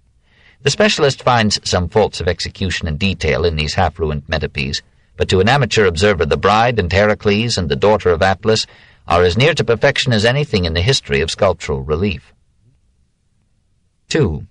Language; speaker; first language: English; native; English